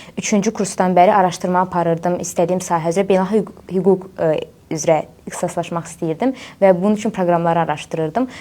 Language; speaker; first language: Azerbaijani; native; Azerbaijani